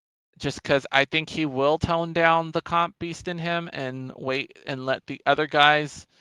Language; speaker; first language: English; native; English